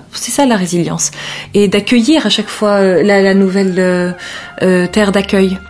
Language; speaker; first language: French; early bilingual, other home language; Arabic